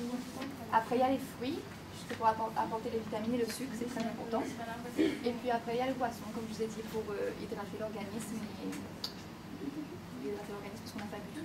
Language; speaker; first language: French; native; French